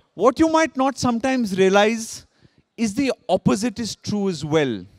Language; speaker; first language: English; non-native, local second language; Hindi